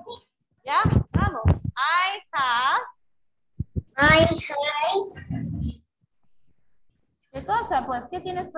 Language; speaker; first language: Spanish; native; Spanish